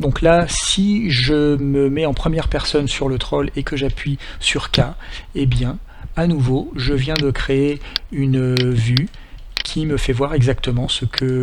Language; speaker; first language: French; native; French